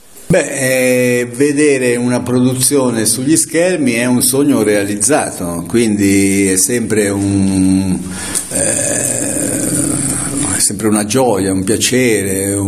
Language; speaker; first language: Italian; native; Italian